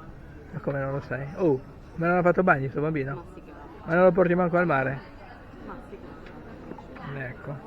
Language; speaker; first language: Italian; native; Italian